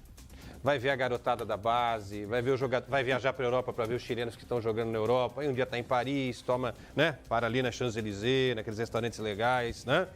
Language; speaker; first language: Portuguese; native; Portuguese